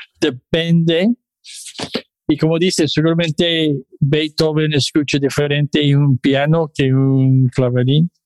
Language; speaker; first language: Spanish; non-native, fluent; English